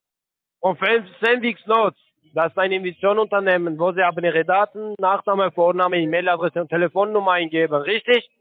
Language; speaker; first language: German; non-native, learner; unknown